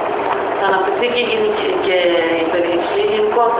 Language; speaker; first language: Greek; native; Greek